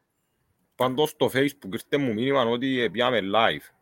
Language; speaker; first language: Greek; native; Greek